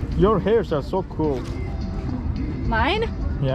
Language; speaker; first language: English; non-native, learner; Turkish